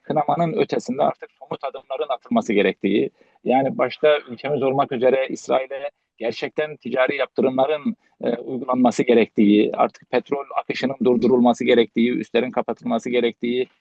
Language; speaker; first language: Turkish; native; Turkish